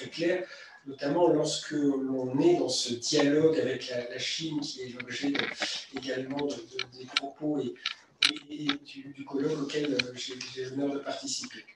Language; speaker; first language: French; native; French